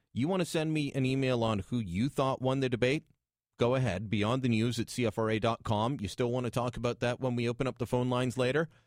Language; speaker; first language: English; native; English